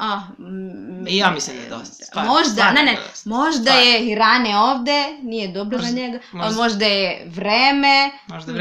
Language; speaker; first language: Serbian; non-native, learner; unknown